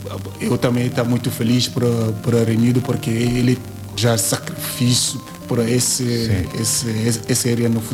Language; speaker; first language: Portuguese; non-native, learner; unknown